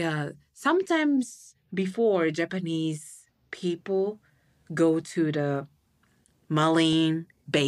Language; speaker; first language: English; non-native, learner; Japanese